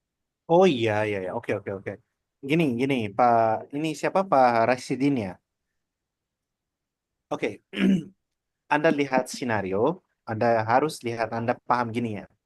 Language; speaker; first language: Indonesian; non-native, learner; Nepali